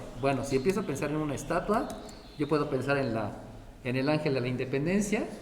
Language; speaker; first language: Spanish; native; Spanish